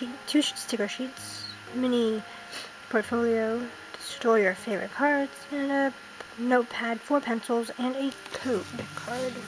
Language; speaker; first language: English; native; English